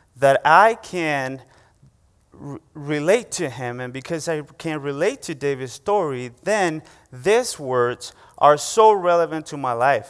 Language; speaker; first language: English; non-native, fluent; Spanish